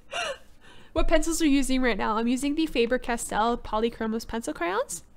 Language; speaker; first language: English; native; English